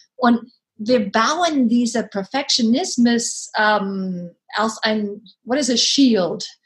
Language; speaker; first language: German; non-native, learner; English